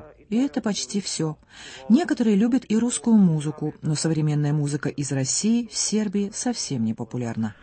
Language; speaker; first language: Russian; early bilingual, heritage; Russian